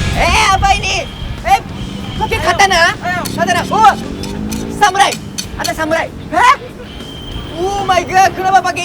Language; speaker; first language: Indonesian; non-native, learner; Japanese